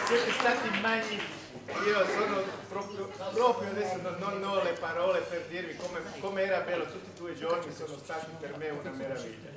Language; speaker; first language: Italian; non-native, fluent; Croatian